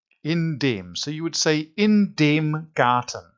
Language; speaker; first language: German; non-native, fluent; English